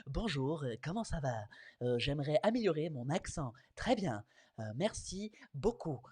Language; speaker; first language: French; non-native, fluent; English